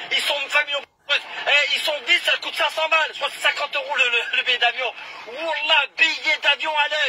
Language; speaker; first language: French; early bilingual, other home language; Arabic